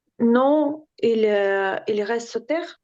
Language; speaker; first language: French; non-native, learner; Ukrainian